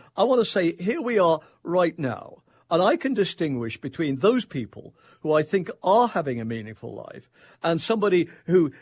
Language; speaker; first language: English; native; English